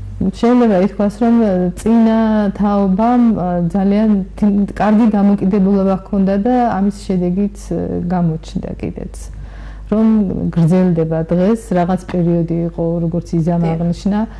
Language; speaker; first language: Georgian; non-native, local second language; Chechen